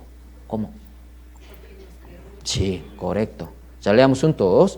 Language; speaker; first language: Spanish; non-native, learner; Korean